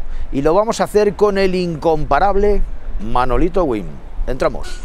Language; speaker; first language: Spanish; native; Spanish